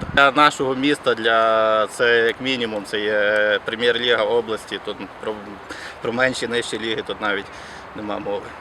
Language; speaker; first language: Ukrainian; native; Ukrainian